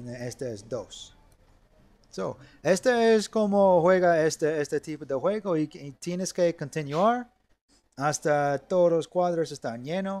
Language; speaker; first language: Spanish; non-native, learner; English